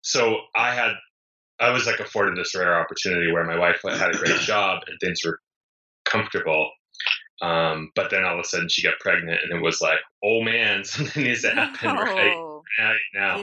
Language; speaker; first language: English; native; English